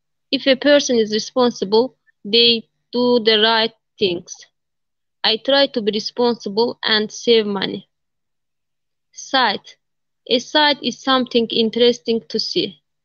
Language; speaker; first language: English; non-native, learner; Azerbaijani